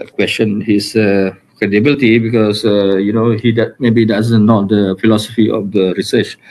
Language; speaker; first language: English; non-native, local second language; Malay